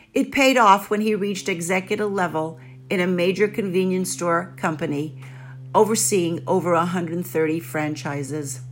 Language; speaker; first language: English; early bilingual, other home language; Greek